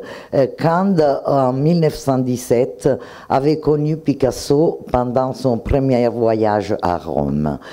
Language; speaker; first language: French; non-native, fluent; Italian